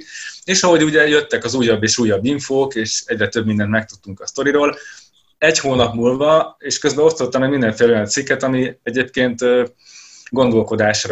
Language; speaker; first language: Hungarian; native; Hungarian